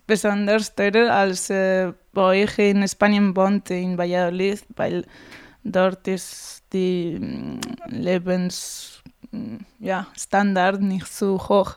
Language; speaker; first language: German; non-native, fluent; Spanish